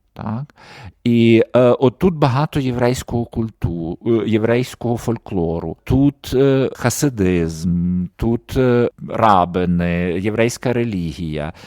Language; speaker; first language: Ukrainian; native; Ukrainian